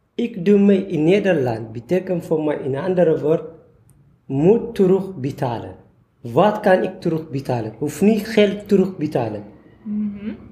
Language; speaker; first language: Dutch; non-native, fluent; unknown